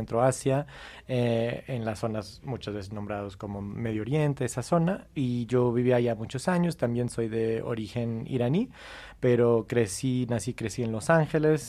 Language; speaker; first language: Spanish; non-native, fluent; English